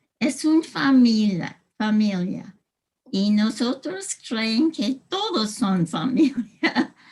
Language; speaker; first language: Spanish; early bilingual, heritage; English